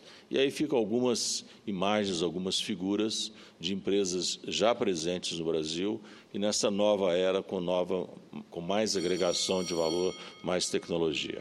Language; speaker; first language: Portuguese; native; Portuguese